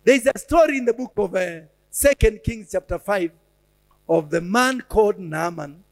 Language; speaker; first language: English; non-native, local second language; Swahili